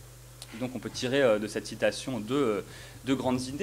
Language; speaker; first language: French; native; French